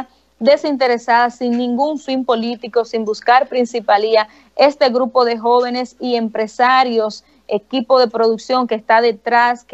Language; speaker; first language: Spanish; native; Spanish